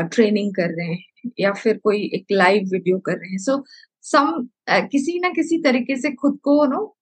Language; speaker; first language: Hindi; non-native, local second language; Malayalam